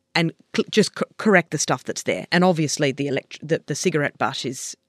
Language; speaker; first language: English; native; English